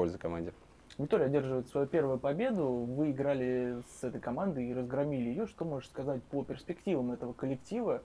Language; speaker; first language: Russian; native; Russian